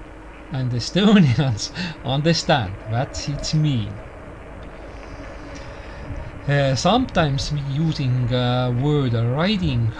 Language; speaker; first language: English; non-native, learner; Estonian